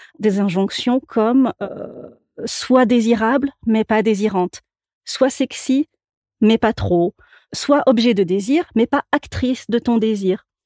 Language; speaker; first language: French; native; French